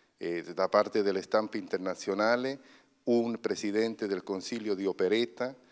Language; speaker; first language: Italian; non-native, fluent; Spanish